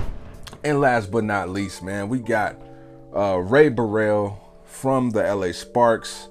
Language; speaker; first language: English; native; English